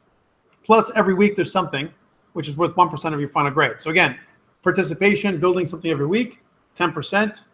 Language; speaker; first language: English; native; English